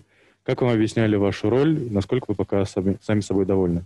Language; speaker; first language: Russian; native; Russian